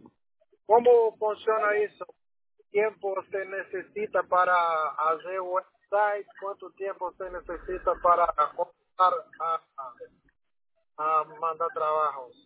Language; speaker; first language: Spanish; non-native, learner; Portuguese